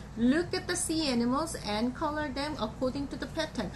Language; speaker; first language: English; non-native, fluent; Korean